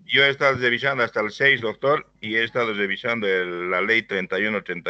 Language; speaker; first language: Spanish; native; Spanish